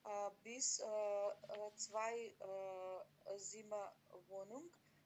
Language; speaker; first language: German; non-native, learner; Macedonian